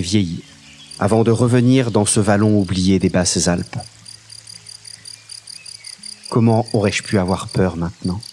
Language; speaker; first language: French; native; French